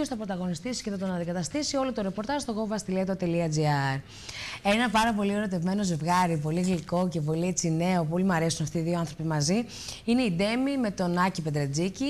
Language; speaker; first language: Greek; native; Greek